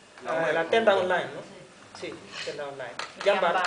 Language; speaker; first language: Spanish; non-native, learner; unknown